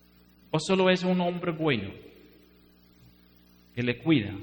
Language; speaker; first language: Spanish; non-native, fluent; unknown